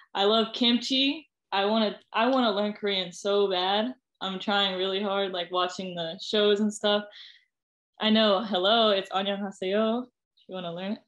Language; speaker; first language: English; native; English